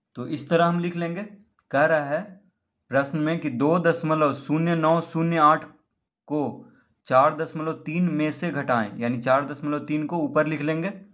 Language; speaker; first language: Hindi; native; Hindi